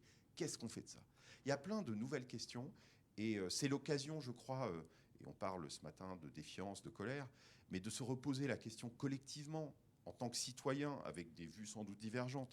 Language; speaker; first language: French; native; French